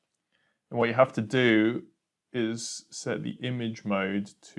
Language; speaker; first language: English; native; English